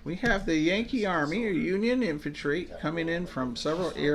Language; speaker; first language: English; native; English